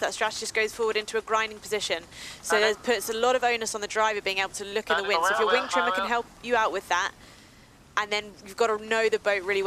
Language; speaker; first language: English; native; English